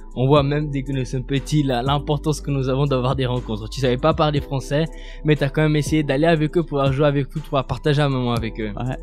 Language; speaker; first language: French; non-native, fluent; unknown